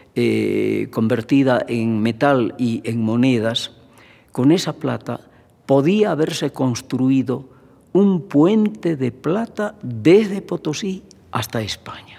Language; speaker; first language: Spanish; native; Spanish